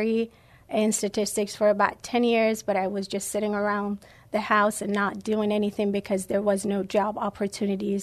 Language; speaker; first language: English; non-native, fluent; Persian